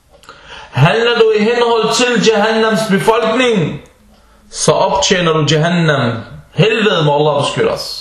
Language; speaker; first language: Danish; early bilingual, other home language; Arabic